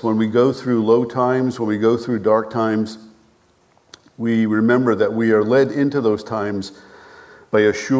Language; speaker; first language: English; native; English